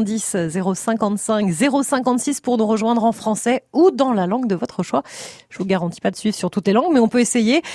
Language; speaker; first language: French; native; French